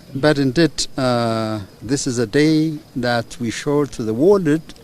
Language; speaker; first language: English; non-native, local second language; Amharic